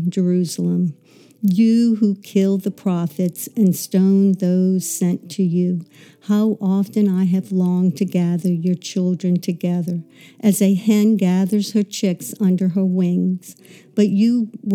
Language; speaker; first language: English; native; English